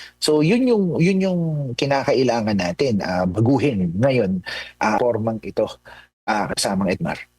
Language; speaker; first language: Filipino; native; Filipino